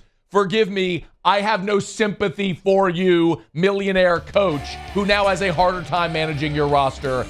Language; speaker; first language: English; native; English